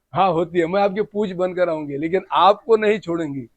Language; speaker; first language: Hindi; non-native, local second language; Marathi